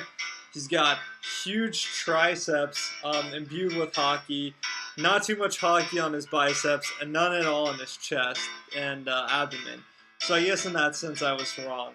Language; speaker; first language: English; native; English